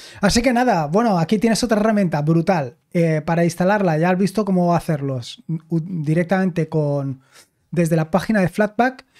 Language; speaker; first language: Spanish; native; Spanish